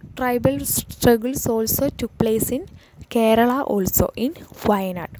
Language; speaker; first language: English; non-native, local second language; Malayalam